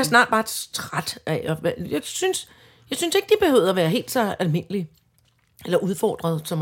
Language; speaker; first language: Danish; native; Danish